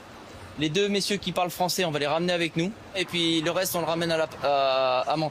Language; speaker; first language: French; native; French